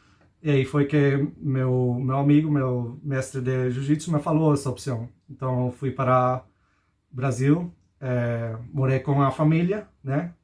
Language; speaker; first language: Portuguese; non-native, fluent; Spanish